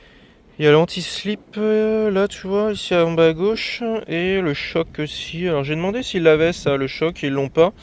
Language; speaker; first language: French; native; French